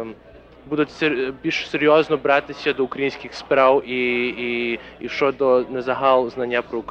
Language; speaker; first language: Ukrainian; early bilingual, heritage; Ukrainian